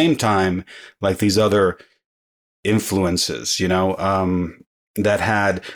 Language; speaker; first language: English; early bilingual, other home language; Spanish